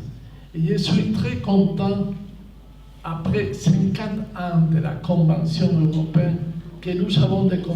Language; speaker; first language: French; non-native, fluent; Spanish